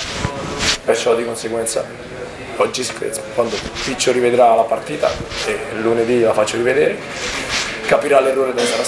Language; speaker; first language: Italian; native; Italian